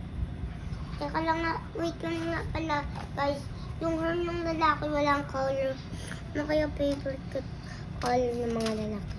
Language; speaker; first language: Filipino; native; Filipino